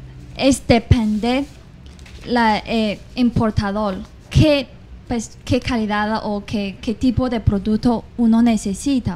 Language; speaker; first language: Spanish; non-native, fluent; Chinese